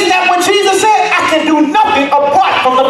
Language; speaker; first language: English; native; English